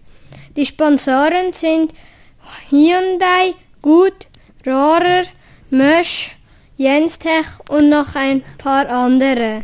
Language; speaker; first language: German; native; German